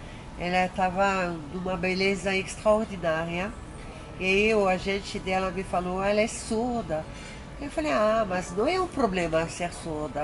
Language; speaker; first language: Portuguese; non-native, fluent; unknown